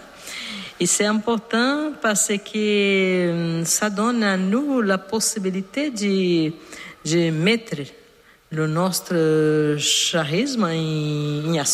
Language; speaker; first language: French; non-native, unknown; Portuguese